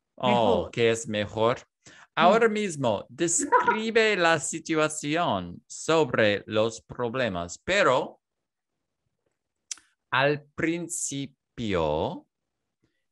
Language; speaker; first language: Spanish; non-native, learner; English